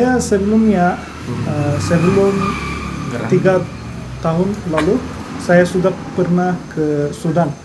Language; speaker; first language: Indonesian; non-native, learner; Turkish